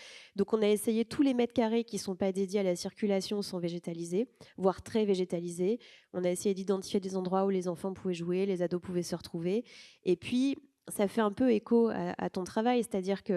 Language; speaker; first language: French; native; French